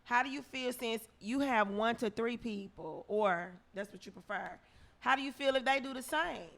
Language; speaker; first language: English; native; English